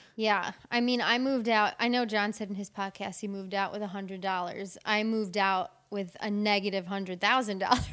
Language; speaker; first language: English; native; English